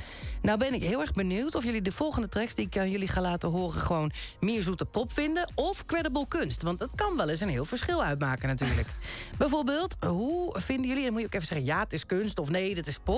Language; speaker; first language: Dutch; native; Dutch